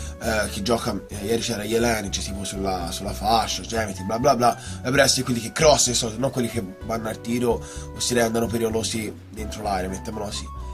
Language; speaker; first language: Italian; native; Italian